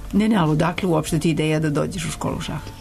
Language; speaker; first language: Serbian; native; Serbian